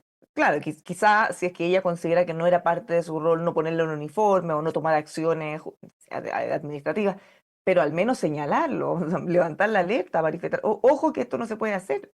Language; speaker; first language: Spanish; native; Spanish